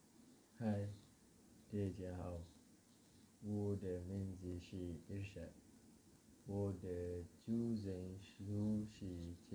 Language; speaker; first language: Chinese; non-native, learner; Malay